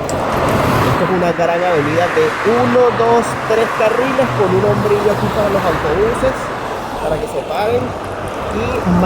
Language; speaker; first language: Spanish; native; Spanish